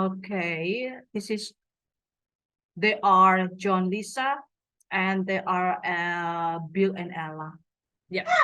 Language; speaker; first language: English; non-native, fluent; Indonesian